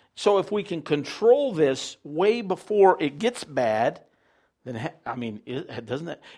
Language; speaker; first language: English; native; English